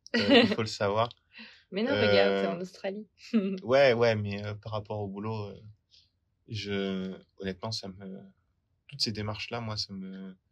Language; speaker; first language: French; native; French